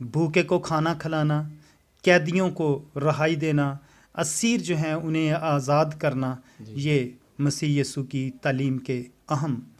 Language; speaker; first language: Urdu; non-native, local second language; Punjabi